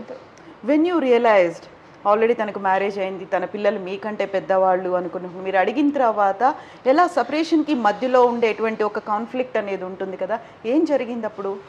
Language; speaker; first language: Telugu; native; Telugu